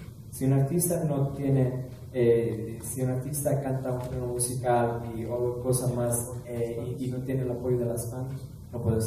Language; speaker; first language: Spanish; non-native, fluent; Italian